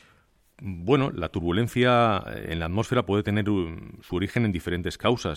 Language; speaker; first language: Spanish; native; Spanish